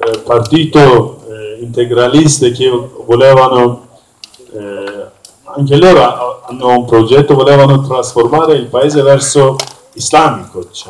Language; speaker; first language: Italian; non-native, learner; Kurdish